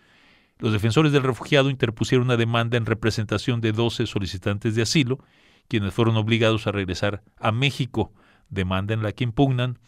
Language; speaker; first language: Spanish; native; Spanish